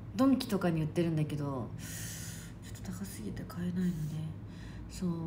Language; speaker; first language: Japanese; native; Japanese